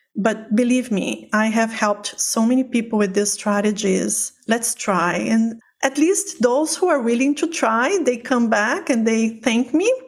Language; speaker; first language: English; non-native, fluent; Portuguese